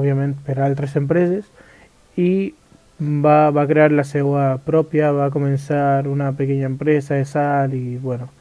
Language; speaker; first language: Catalan; early bilingual, other home language; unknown